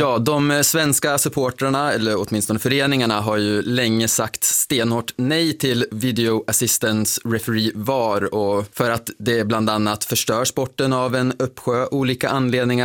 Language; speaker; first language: Swedish; native; Swedish